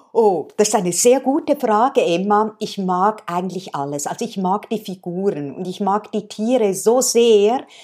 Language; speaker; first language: German; native; German